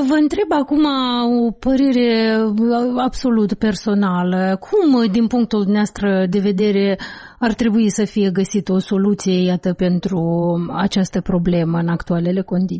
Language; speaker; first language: Romanian; native; Romanian